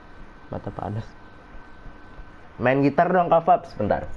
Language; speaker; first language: Indonesian; native; Indonesian